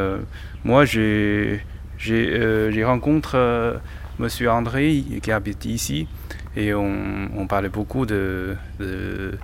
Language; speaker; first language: French; non-native, learner; Chinese